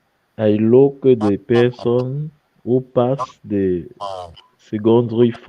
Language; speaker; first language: English; non-native, learner; French